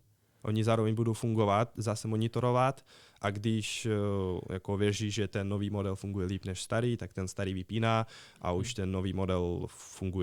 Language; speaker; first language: Czech; non-native, fluent; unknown